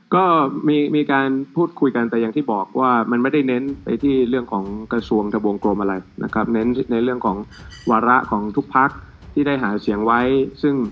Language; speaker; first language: Thai; native; Thai